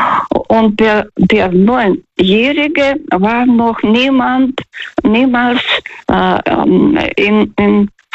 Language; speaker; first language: German; non-native, fluent; Russian